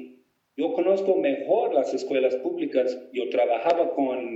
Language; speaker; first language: Spanish; non-native, fluent; English